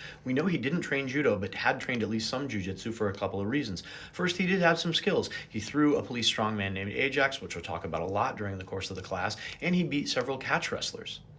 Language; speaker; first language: English; native; English